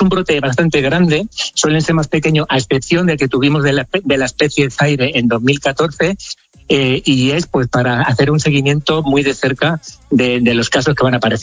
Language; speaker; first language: Spanish; native; Spanish